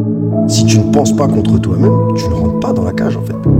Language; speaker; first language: French; native; French